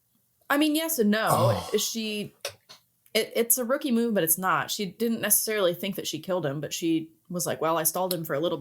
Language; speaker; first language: English; native; English